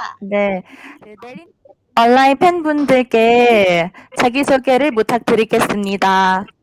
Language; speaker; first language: Korean; non-native, fluent; Thai